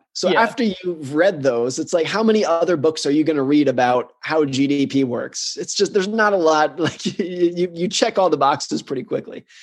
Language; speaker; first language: English; native; English